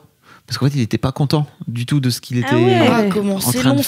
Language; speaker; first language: French; native; French